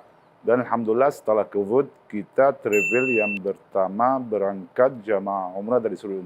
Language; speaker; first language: Indonesian; non-native, learner; Arabic